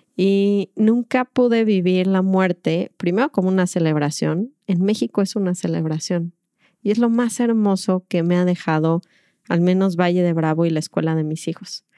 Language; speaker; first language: Spanish; native; Spanish